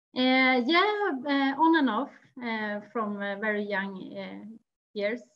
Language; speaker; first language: English; non-native, fluent; Swedish